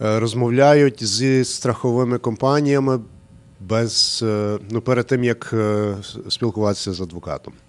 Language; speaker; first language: Ukrainian; early bilingual, heritage; Ukrainian